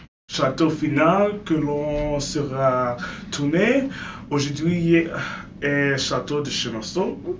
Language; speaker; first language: French; non-native, learner; English